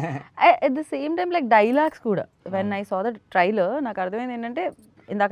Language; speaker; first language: Telugu; native; Telugu